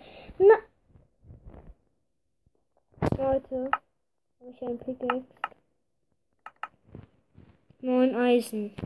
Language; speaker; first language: German; early bilingual, other home language; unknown